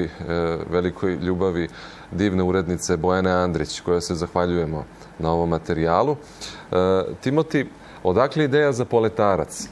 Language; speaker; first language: Croatian; native; Croatian